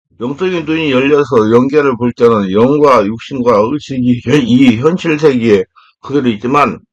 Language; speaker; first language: Korean; native; Korean